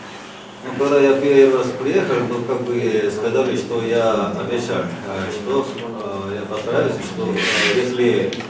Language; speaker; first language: Russian; non-native, learner; Korean